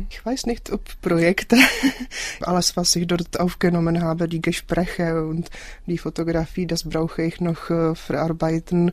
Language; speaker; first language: German; non-native, fluent; Czech